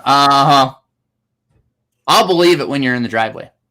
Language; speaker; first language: English; native; English